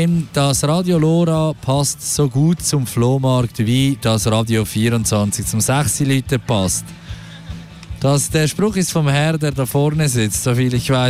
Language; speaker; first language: German; native; German